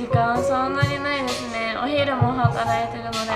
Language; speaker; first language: Japanese; native; Japanese